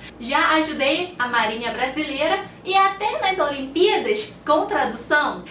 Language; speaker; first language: Portuguese; non-native, fluent; Chinese